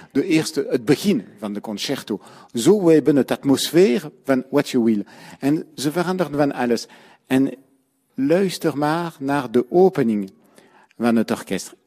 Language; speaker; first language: Dutch; non-native, learner; French